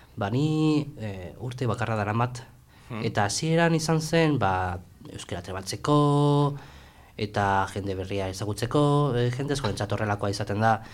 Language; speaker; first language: Basque; non-native, local second language; Spanish